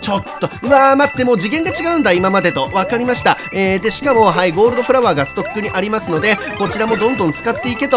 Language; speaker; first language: Japanese; native; Japanese